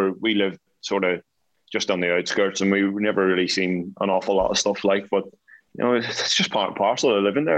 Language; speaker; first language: English; native; English